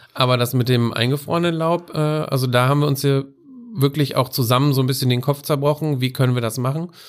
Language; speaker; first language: German; native; German